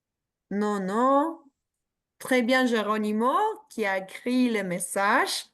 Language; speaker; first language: French; non-native, fluent; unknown